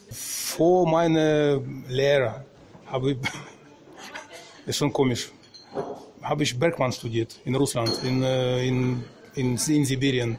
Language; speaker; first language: German; non-native, fluent; Russian